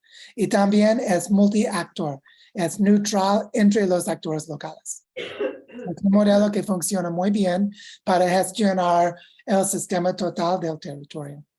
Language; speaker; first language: Spanish; non-native, fluent; English